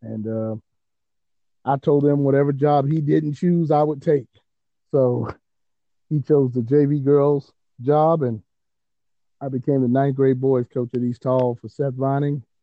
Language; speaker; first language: English; native; English